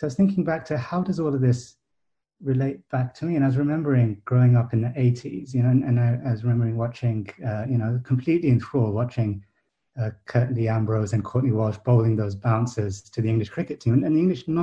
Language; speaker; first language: English; native; English